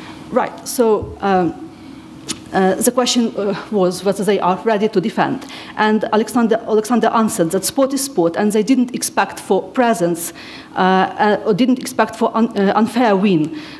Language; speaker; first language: English; non-native, fluent; Ukrainian